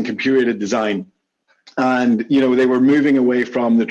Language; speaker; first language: English; native; English